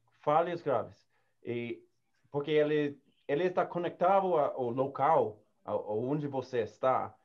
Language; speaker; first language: Portuguese; non-native, learner; English